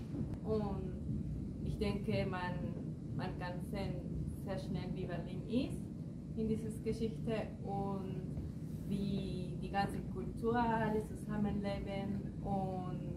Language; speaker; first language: German; non-native, fluent; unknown